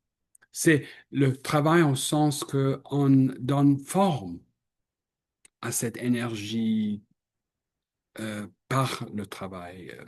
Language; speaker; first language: French; non-native, fluent; English